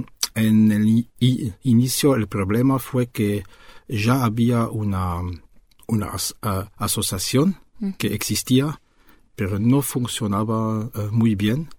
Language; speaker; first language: Spanish; non-native, fluent; French